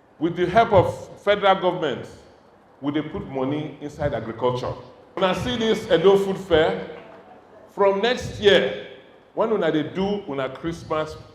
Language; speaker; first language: Nigerian Pidgin; non-native, local second language; Bini